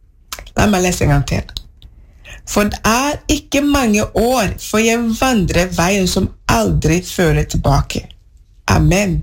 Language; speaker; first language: Norwegian; non-native, learner; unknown